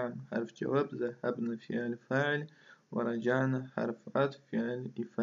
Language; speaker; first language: Arabic; non-native, fluent; Russian